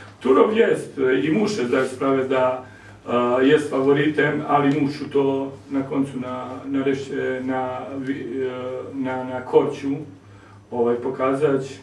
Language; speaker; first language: Polish; non-native, learner; Serbian